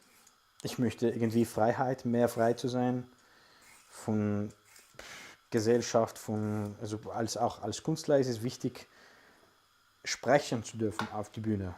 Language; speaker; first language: German; non-native, fluent; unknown